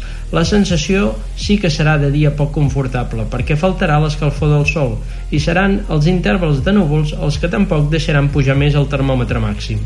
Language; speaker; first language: Catalan; native; Catalan